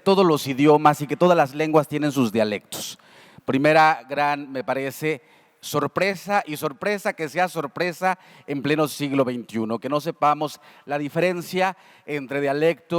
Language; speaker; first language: Spanish; native; Spanish